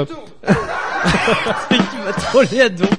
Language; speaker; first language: French; native; French